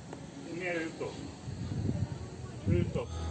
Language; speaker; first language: Swedish; native; Swedish